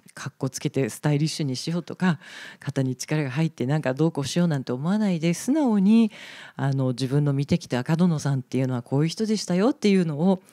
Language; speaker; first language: Japanese; native; Japanese